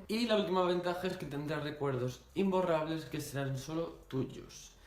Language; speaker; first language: Spanish; native; Spanish